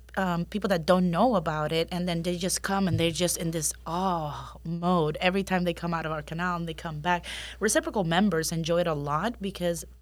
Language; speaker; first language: English; non-native, fluent; Spanish